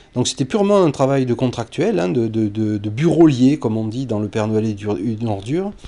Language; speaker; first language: French; native; French